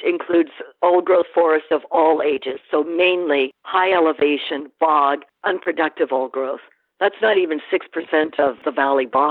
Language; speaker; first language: English; native; English